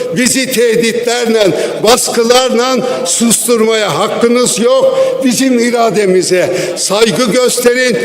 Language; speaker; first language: Turkish; non-native, local second language; Kurdish